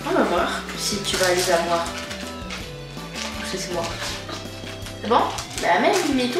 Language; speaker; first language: French; native; French